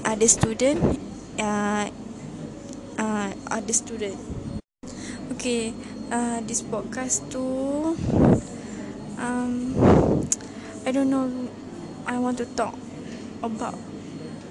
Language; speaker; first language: English; non-native, local second language; Malay